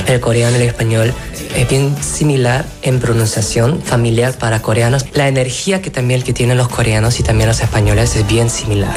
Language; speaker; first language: Spanish; non-native, fluent; Korean